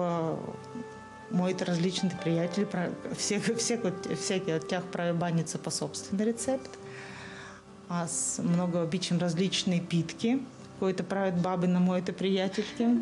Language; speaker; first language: Bulgarian; non-native, learner; Russian